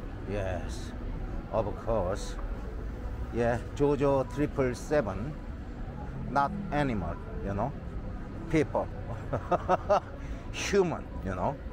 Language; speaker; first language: English; non-native, learner; Korean